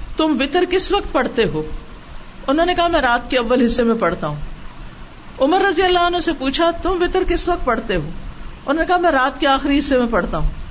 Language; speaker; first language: Urdu; native; Urdu